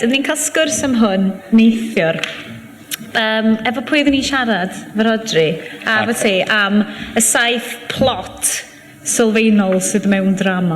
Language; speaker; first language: Welsh; native; Welsh